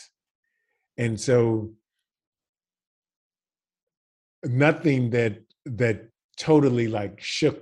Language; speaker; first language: English; native; English